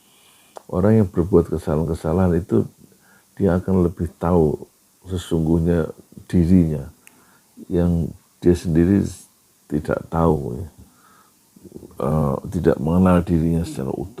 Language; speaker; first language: Indonesian; native; Indonesian